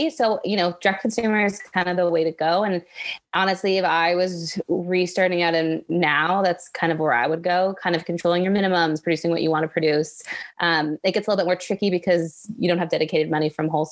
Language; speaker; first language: English; native; English